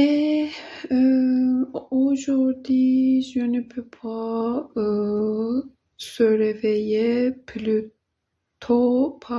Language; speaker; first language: French; non-native, learner; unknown